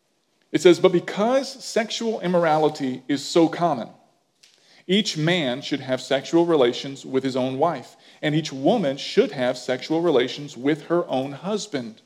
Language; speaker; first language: English; native; English